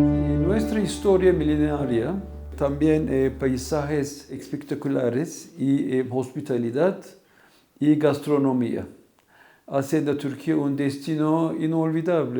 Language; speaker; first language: Spanish; non-native, fluent; Turkish